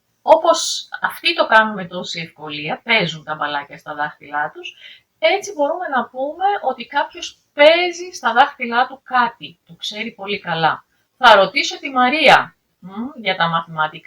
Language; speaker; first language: Greek; native; Greek